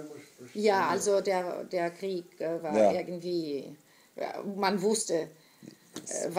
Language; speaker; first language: German; non-native, fluent; Greek